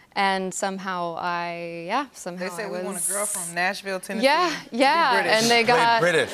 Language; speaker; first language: English; native; English